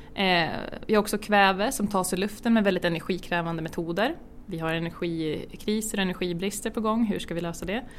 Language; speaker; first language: Swedish; native; Swedish